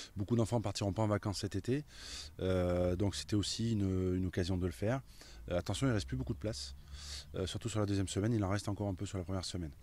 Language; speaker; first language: French; native; French